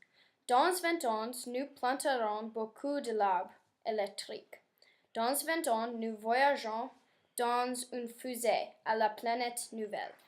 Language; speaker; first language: French; non-native, learner; English